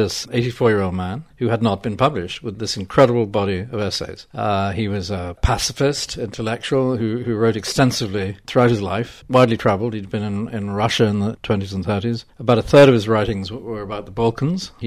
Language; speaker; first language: English; native; English